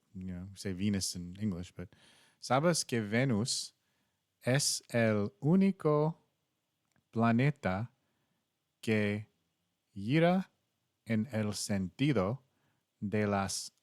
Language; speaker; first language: Spanish; non-native, learner; English